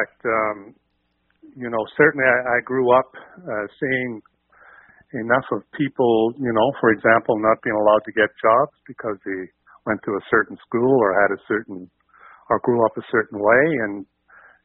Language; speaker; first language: English; native; English